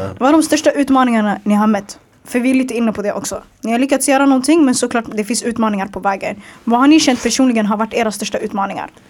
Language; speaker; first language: Swedish; early bilingual, other home language; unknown